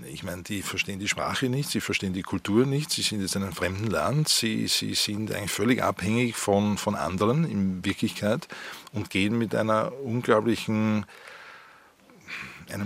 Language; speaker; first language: German; native; German